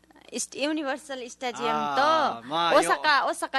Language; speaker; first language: Japanese; non-native, learner; Nepali